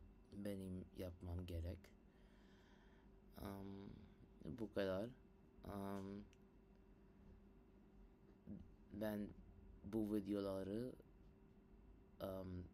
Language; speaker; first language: Turkish; non-native, learner; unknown